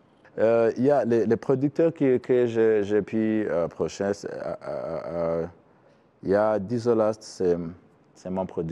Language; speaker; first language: French; non-native, learner; Kinyarwanda